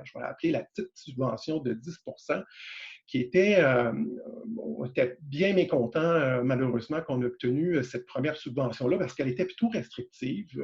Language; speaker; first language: French; native; French